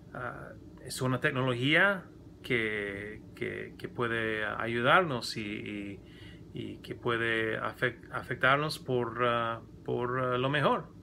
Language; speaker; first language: Spanish; non-native, learner; English